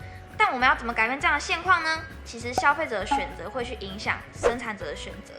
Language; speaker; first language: Chinese; native; Chinese